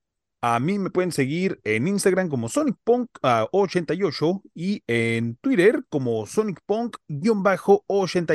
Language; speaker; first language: Spanish; native; Spanish